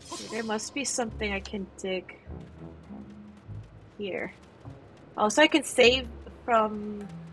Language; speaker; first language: English; non-native, fluent; Korean